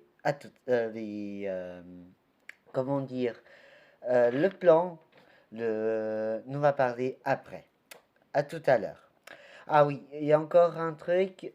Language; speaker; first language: French; non-native, learner; Portuguese